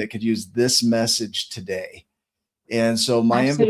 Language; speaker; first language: English; native; English